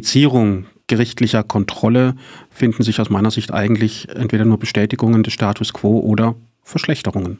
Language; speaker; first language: German; native; German